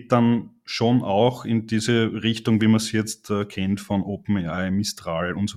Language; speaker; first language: German; native; German